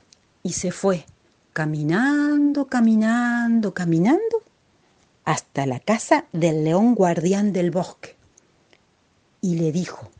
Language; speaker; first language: Spanish; native; Spanish